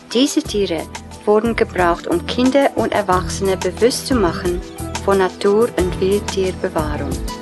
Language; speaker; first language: German; non-native, fluent; Afrikaans